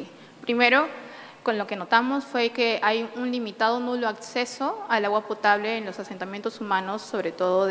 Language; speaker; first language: Spanish; native; Spanish